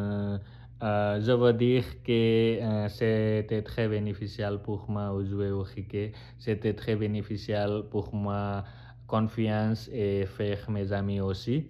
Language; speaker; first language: French; non-native, learner; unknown